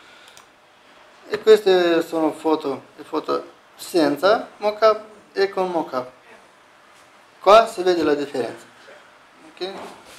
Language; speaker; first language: Italian; non-native, learner; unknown